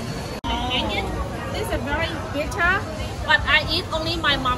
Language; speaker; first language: English; non-native, fluent; Thai